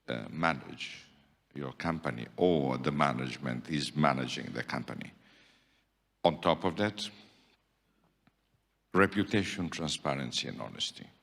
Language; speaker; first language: English; non-native, fluent; Italian